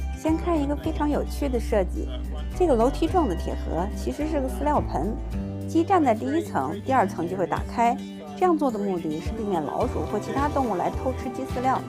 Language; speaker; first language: Chinese; native; Chinese